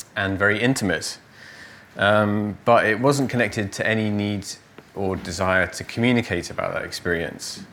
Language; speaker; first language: English; native; English